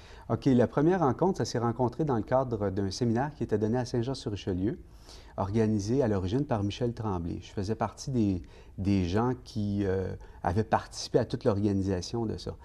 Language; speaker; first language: French; native; French